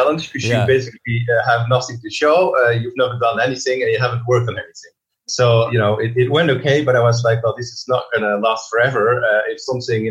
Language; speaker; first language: English; non-native, fluent; Dutch